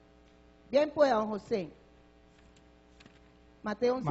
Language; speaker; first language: Spanish; native; Spanish